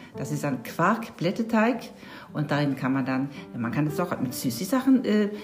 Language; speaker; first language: German; non-native, fluent; Swedish